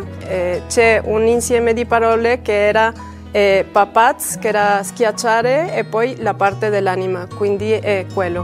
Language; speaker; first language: Italian; non-native, fluent; Spanish